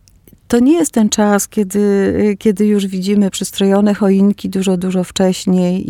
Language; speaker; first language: Polish; early bilingual, other home language; Greek